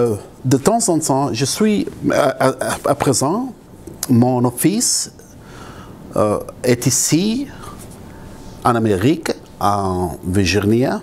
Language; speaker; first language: French; non-native, local second language; Arabic